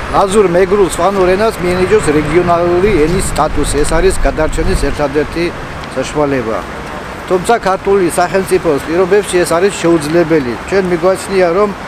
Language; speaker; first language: Georgian; non-native, local second language; Mingrelian